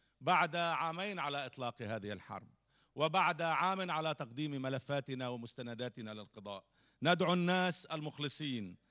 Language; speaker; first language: Arabic; native; Arabic